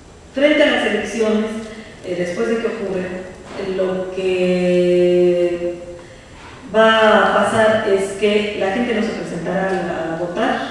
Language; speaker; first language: Spanish; native; Spanish